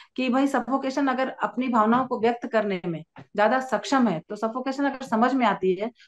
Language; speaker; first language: Hindi; native; Hindi